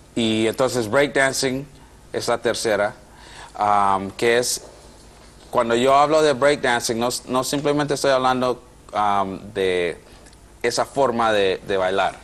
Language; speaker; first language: Spanish; non-native, fluent; English